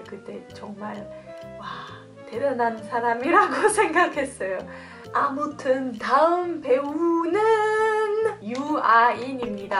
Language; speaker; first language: Korean; non-native, fluent; French